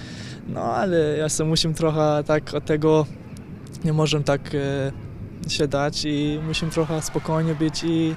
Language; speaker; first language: Polish; early bilingual, heritage; German